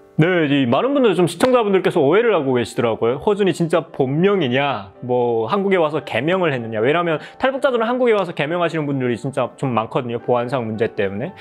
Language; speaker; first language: Korean; native; Korean